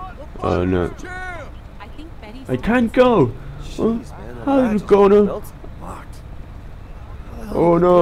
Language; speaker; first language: English; non-native, learner; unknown